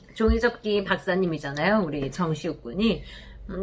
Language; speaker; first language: Korean; native; Korean